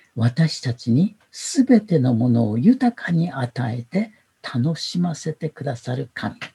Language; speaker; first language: Japanese; native; Japanese